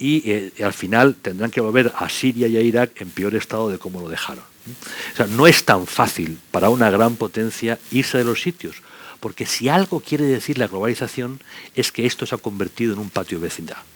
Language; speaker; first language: Spanish; native; Spanish